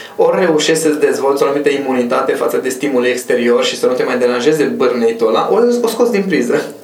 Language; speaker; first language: Romanian; non-native, local second language; Hungarian